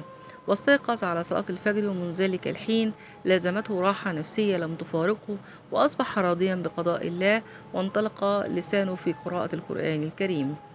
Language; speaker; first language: Arabic; native; Arabic